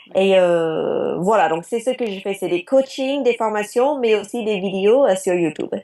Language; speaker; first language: French; non-native, fluent; English